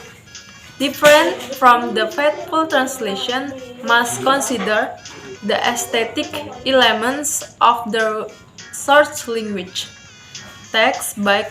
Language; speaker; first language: English; non-native, learner; Indonesian